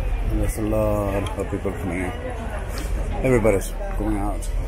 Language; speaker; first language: English; non-native, fluent; Swedish